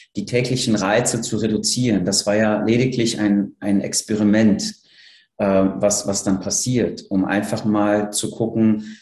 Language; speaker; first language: German; early bilingual, other home language; Polish